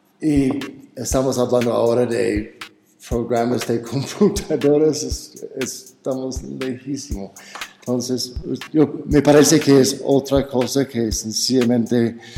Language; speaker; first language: Spanish; non-native, fluent; English